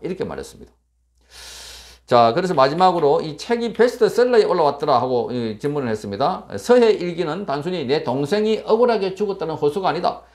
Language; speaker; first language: Korean; native; Korean